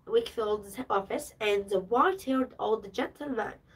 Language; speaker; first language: English; non-native, fluent; Arabic